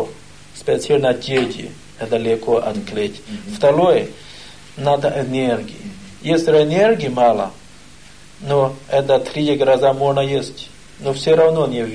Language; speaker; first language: Russian; non-native, learner; Chinese